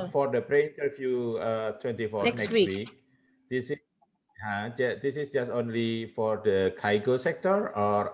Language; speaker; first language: English; non-native, learner; Indonesian